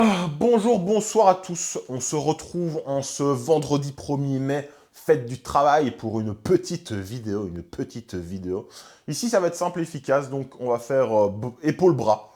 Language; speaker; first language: French; native; French